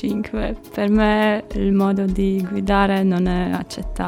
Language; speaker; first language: Italian; non-native, learner; Latvian